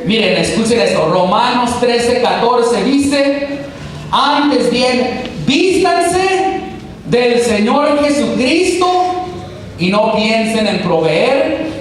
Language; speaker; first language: Spanish; early bilingual, heritage; Spanish